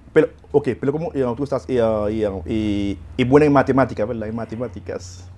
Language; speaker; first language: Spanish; non-native, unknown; Haitian Creole